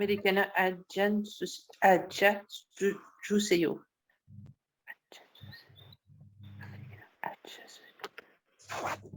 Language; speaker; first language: Korean; non-native, learner; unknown